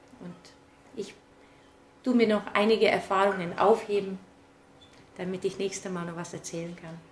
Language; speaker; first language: German; early bilingual, other home language; Czech